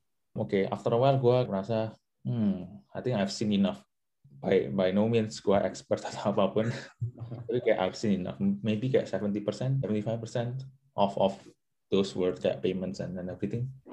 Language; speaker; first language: English; non-native, fluent; Indonesian